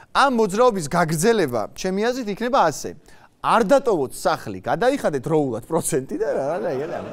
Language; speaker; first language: Georgian; native; Georgian